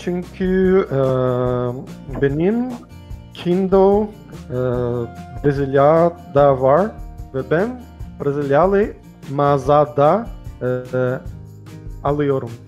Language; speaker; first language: Turkish; non-native, learner; Portuguese